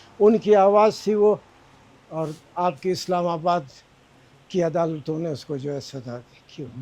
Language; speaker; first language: Urdu; non-native, local second language; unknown